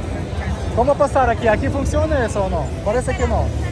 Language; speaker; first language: Spanish; non-native, learner; Russian